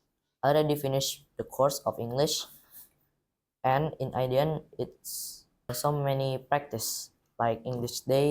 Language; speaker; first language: English; non-native, learner; Indonesian